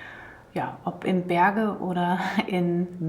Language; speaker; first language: German; native; German